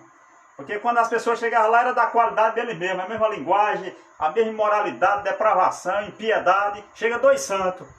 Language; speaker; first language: Portuguese; native; Portuguese